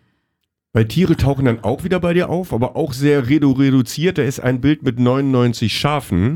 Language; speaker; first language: German; native; German